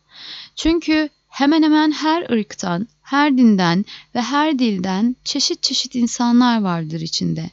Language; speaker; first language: Turkish; native; Turkish